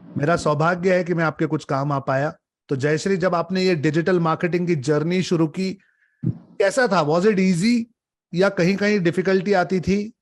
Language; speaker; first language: Hindi; native; Hindi